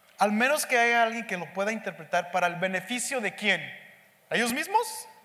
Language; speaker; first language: Spanish; early bilingual, heritage; Spanish